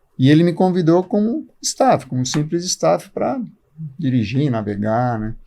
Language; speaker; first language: Portuguese; early bilingual, other home language; Spanish